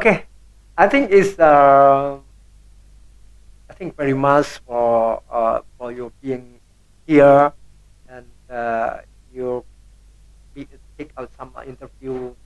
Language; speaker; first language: English; non-native, learner; Indonesian